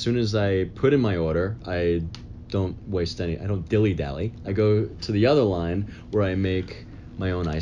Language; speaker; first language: English; native; English